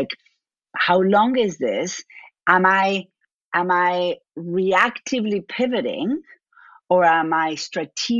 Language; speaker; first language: English; non-native, fluent; Spanish